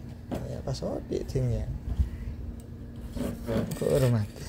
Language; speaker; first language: Indonesian; native; Indonesian